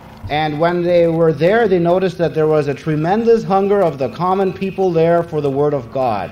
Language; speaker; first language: English; native; English